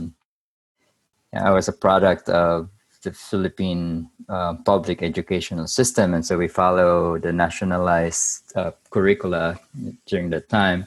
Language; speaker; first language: English; non-native, local second language; Bikol